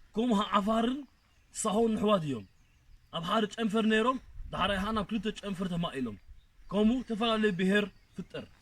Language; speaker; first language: Tigrinya; early bilingual, heritage; Tigrinya